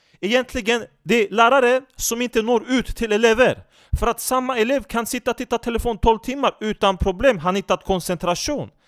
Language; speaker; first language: Swedish; non-native, fluent; Turkish